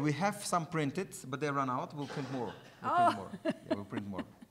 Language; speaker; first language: English; non-native, fluent; Bulgarian